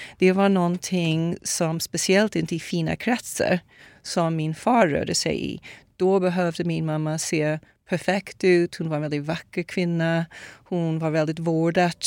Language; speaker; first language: Swedish; non-native, fluent; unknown